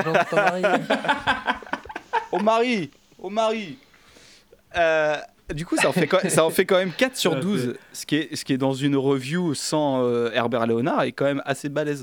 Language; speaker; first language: French; native; French